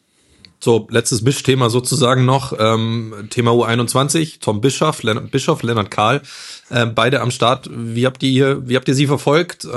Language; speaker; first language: German; native; German